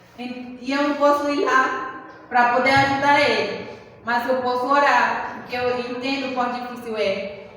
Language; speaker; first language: Portuguese; native; Portuguese